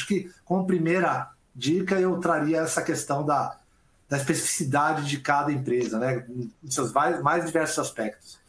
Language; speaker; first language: Portuguese; native; Portuguese